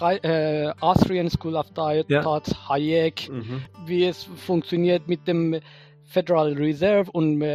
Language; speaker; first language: German; non-native, fluent; Persian